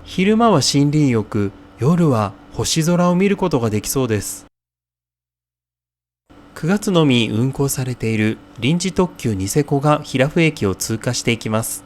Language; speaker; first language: Japanese; native; Japanese